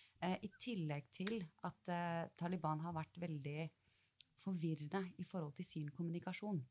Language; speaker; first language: Norwegian; early bilingual, other home language; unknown